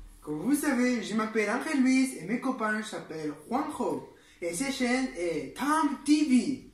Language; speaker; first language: French; non-native, learner; Spanish